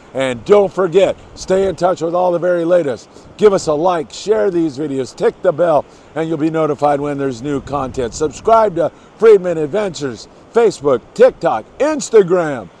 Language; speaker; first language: English; native; English